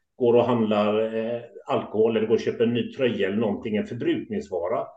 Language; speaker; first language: Swedish; native; Swedish